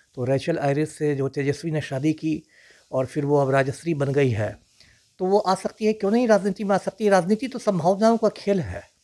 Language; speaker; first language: Hindi; native; Hindi